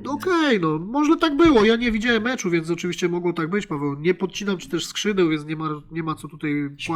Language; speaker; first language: Polish; native; Polish